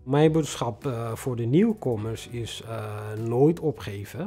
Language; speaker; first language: Dutch; non-native, fluent; Tigrinya